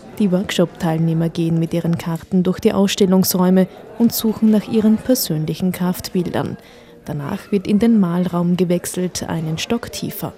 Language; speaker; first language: German; native; German